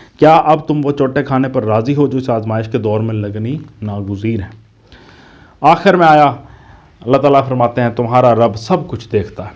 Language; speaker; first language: Urdu; native; Urdu